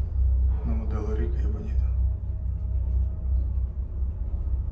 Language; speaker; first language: Spanish; non-native, learner; Russian